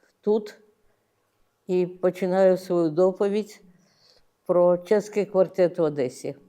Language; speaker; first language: Ukrainian; non-native, local second language; Russian